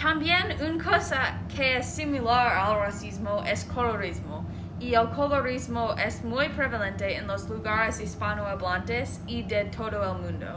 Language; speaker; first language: Spanish; non-native, learner; English